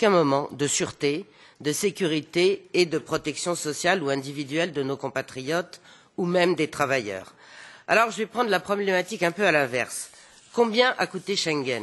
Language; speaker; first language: French; native; French